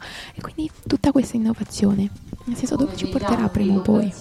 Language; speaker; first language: Italian; native; Italian